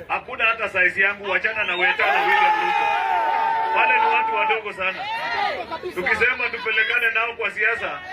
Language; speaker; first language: Swahili; non-native, local second language; Luyia